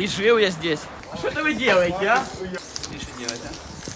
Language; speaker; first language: Russian; native; Russian